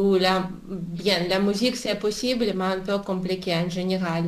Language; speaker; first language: French; non-native, learner; Russian